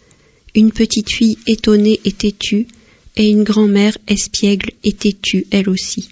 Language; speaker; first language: French; native; French